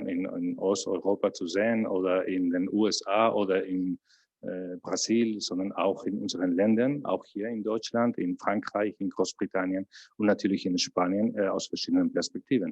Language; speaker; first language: German; non-native, fluent; Spanish